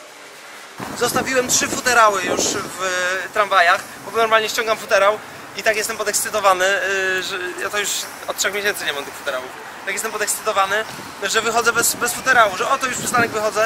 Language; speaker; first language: Polish; native; Polish